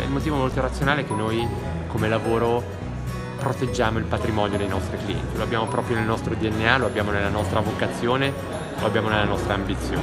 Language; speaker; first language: Italian; native; Italian